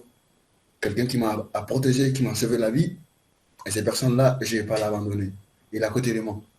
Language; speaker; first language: French; non-native, learner; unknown